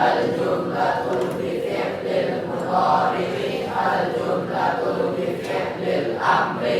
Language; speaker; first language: Arabic; non-native, learner; Indonesian